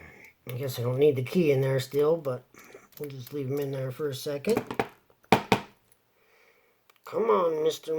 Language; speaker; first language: English; native; English